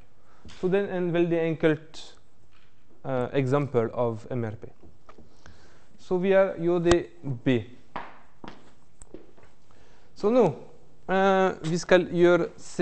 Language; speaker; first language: Norwegian; non-native, fluent; French